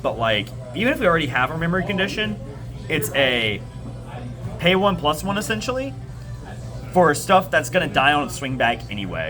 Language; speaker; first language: English; native; English